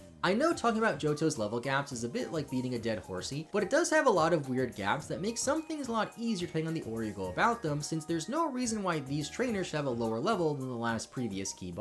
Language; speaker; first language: English; native; English